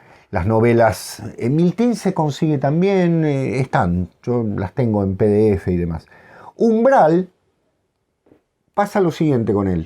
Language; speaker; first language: Spanish; native; Spanish